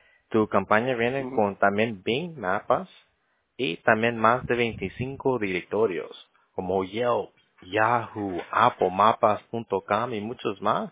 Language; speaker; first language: Spanish; early bilingual, heritage; Spanish